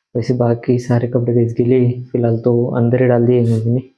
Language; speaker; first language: Hindi; non-native, local second language; Marathi